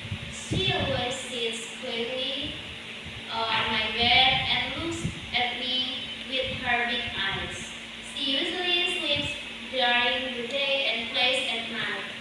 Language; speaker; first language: English; non-native, learner; Indonesian